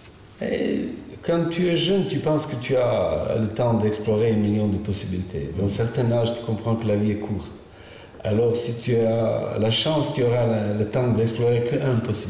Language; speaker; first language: French; non-native, fluent; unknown